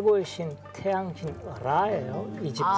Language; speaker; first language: Korean; native; Korean